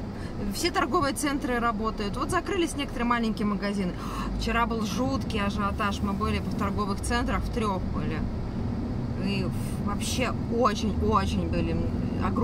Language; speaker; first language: Russian; native; Russian